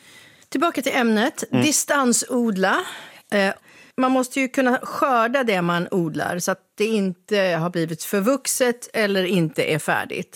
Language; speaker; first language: Swedish; native; Swedish